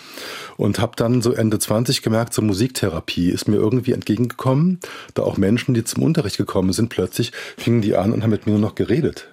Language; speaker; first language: German; native; German